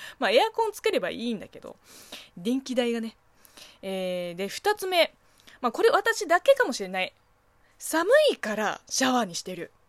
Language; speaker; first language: Japanese; non-native, fluent; Chinese